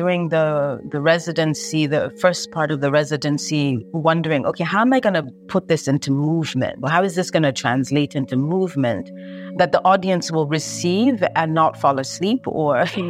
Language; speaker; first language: English; native; English